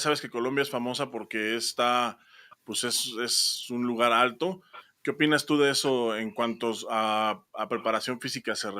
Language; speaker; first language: Spanish; native; Spanish